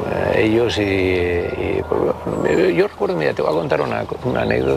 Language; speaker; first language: Spanish; native; Spanish